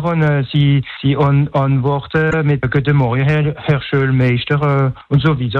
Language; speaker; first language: German; non-native, local second language; French